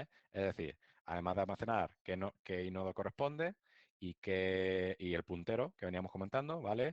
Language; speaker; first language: Spanish; native; Spanish